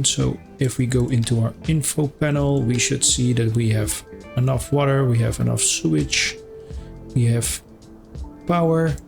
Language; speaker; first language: English; non-native, fluent; Dutch